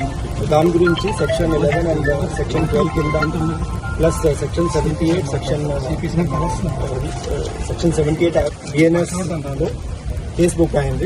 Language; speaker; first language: Telugu; non-native, learner; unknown